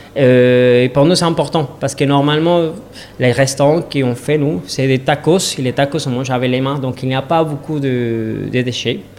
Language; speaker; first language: French; non-native, learner; Spanish